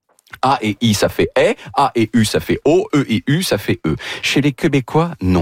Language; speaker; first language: French; native; French